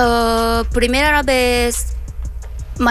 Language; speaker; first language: Spanish; non-native, learner; Korean